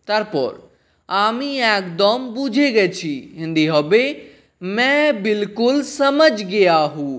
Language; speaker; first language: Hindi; non-native, fluent; Bangla